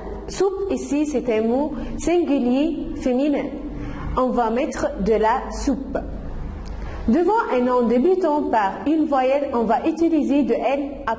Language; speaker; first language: French; non-native, fluent; Arabic